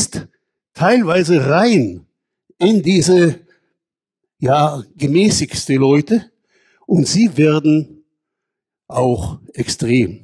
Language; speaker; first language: German; non-native, fluent; Hebrew